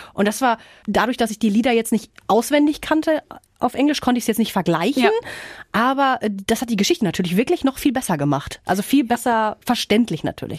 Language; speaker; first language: German; native; German